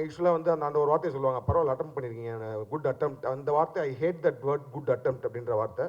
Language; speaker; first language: Tamil; native; Tamil